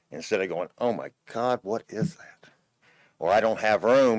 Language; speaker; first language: English; native; English